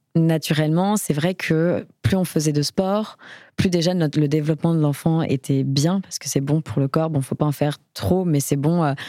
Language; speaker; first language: French; native; French